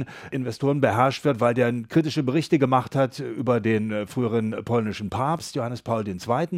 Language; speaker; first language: German; native; German